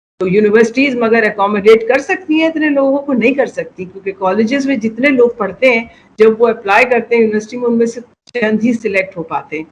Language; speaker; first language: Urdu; native; Urdu